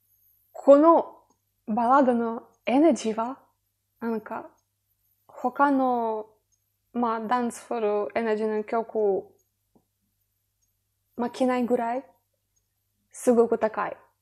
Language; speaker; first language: Japanese; non-native, fluent; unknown